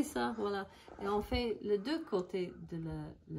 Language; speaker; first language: French; non-native, learner; English